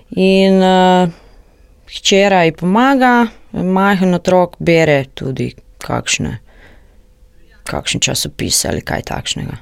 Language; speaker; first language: Slovenian; non-native, learner; Croatian